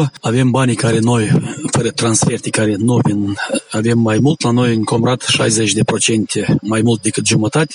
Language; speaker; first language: Romanian; non-native, local second language; Gagauz